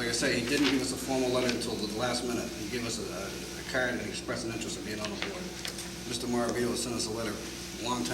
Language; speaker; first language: English; native; English